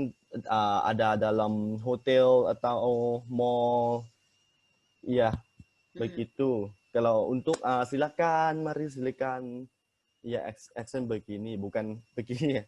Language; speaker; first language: Indonesian; non-native, fluent; Thai